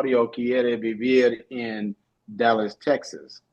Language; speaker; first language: Spanish; non-native, learner; English